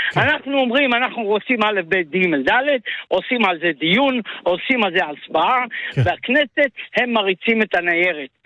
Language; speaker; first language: Hebrew; non-native, local second language; Arabic